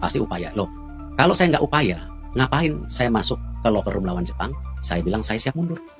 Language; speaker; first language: Indonesian; native; Indonesian